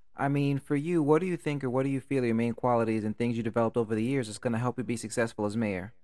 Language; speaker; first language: English; native; English